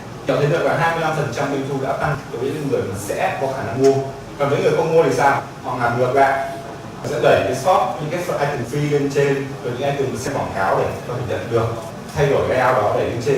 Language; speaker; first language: Vietnamese; native; Vietnamese